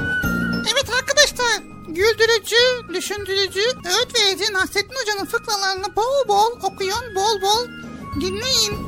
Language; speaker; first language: Turkish; native; Turkish